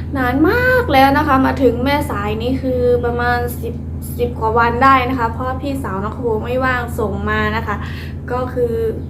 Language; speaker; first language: Thai; non-native, local second language; Khün